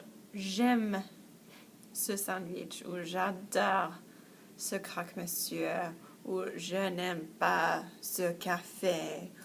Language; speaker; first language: French; non-native, fluent; English